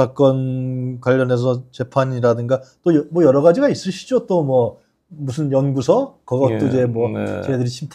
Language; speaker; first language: Korean; native; Korean